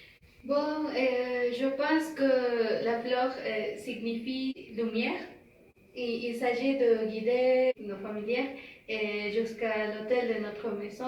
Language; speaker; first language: French; non-native, learner; Spanish